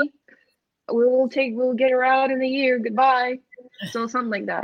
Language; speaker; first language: English; non-native, fluent; Ukrainian